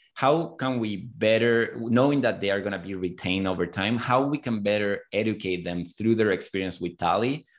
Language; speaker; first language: English; non-native, fluent; Spanish